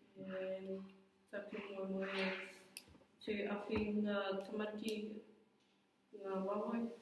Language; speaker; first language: Māori; non-native, learner; English